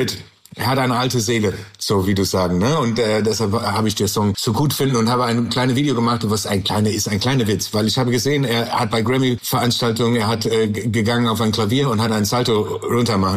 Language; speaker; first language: German; non-native, learner; English